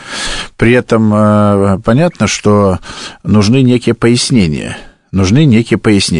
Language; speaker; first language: Russian; native; Russian